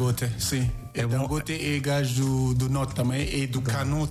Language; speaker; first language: Portuguese; non-native, learner; Yoruba